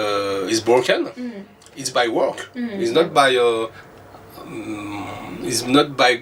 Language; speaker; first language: English; non-native, learner; French